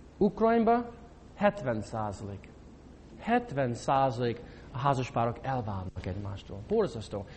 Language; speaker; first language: Hungarian; non-native, fluent; English